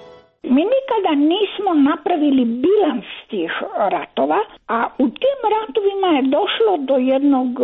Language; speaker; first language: Croatian; native; Croatian